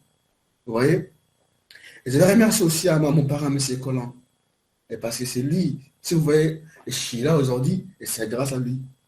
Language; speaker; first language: French; non-native, learner; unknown